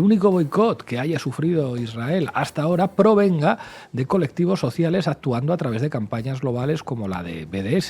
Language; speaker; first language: Spanish; native; Spanish